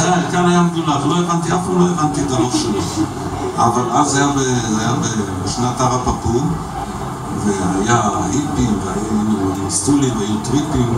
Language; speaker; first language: Hebrew; native; Hebrew